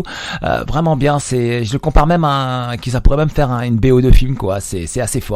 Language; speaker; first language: French; native; French